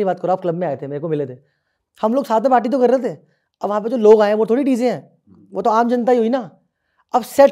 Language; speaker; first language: Hindi; native; Hindi